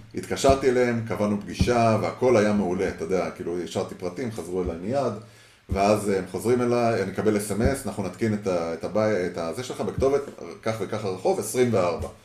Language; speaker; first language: Hebrew; early bilingual, heritage; Hebrew